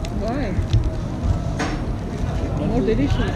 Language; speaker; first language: English; non-native, learner; Turkish